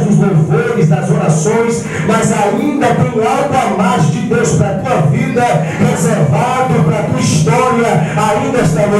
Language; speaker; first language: Portuguese; native; Portuguese